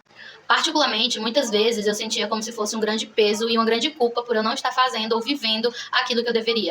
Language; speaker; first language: Portuguese; native; Portuguese